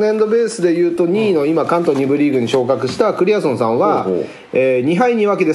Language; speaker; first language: Japanese; native; Japanese